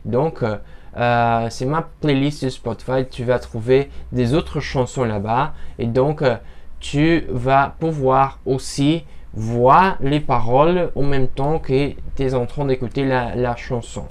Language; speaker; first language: French; non-native, learner; Portuguese